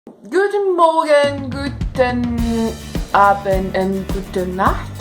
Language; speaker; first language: German; non-native, learner; Portuguese